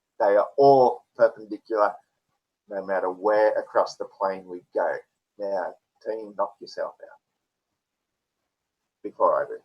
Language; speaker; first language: English; native; English